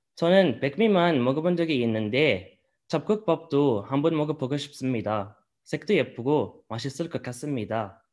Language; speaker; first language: Korean; non-native, learner; Arabic